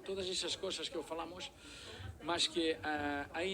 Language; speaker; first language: Portuguese; non-native, learner; Spanish